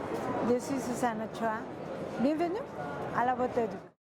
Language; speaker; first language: French; non-native, fluent; Spanish